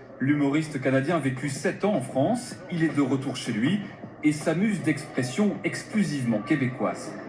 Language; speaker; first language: French; native; French